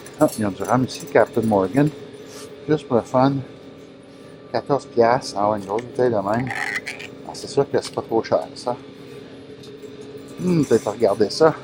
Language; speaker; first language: French; native; French